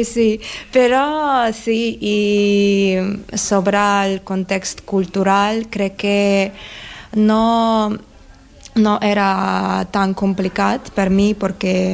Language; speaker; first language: Catalan; non-native, learner; Russian